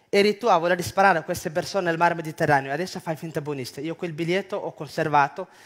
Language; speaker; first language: Italian; non-native, fluent; Somali